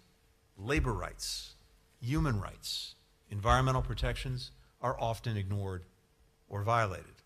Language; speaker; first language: English; native; English